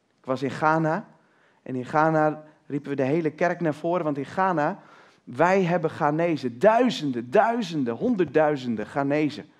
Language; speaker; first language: Dutch; native; Dutch